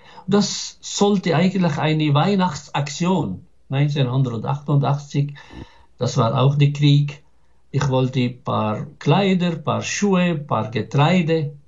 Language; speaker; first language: German; non-native, fluent; Arabic